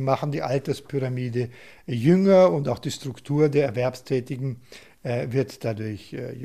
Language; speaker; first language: German; native; German